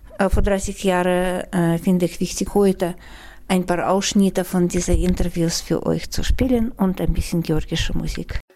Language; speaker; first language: German; non-native, fluent; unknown